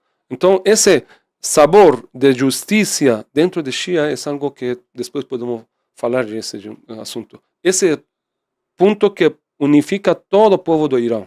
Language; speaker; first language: Portuguese; non-native, fluent; Persian